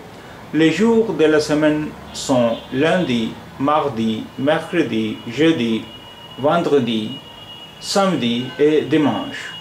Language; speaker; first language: French; non-native, fluent; Urdu